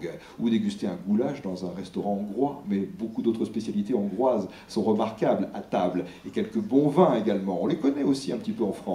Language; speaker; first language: French; native; French